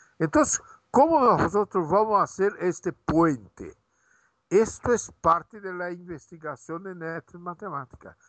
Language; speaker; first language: Spanish; non-native, fluent; Portuguese